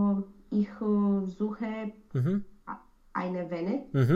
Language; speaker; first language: German; non-native, learner; Romanian